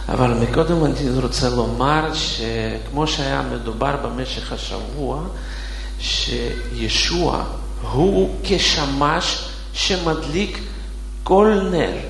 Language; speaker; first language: Hebrew; non-native, fluent; Russian